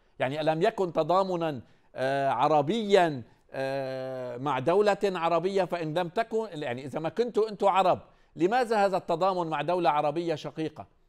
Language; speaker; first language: Arabic; native; Arabic